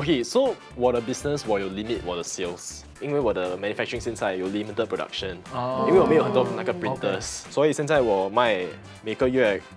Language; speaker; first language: Chinese; non-native, local second language; English